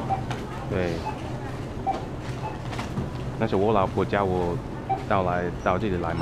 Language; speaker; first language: Chinese; non-native, fluent; English